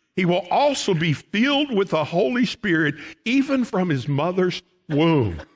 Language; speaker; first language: English; native; English